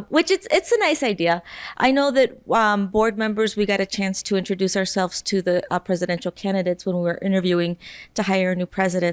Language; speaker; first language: English; native; English